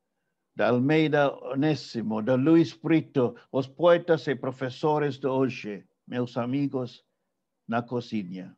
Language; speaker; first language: Portuguese; non-native, fluent; English